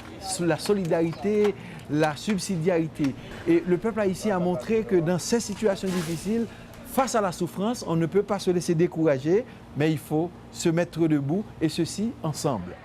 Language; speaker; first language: French; non-native, local second language; Haitian Creole